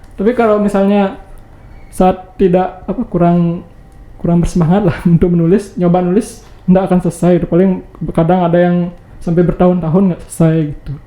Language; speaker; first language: Indonesian; non-native, local second language; Balinese